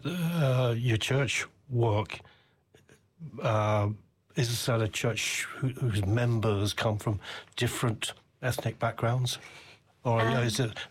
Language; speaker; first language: English; native; English